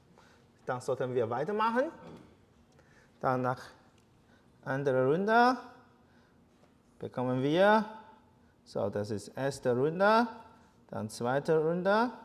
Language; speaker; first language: German; non-native, learner; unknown